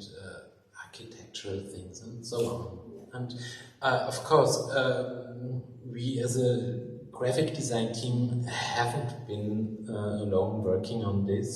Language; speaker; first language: English; non-native, fluent; German